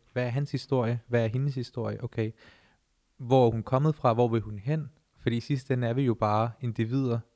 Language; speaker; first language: Danish; early bilingual, other home language; Punjabi